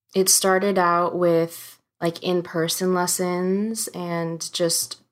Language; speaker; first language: English; native; English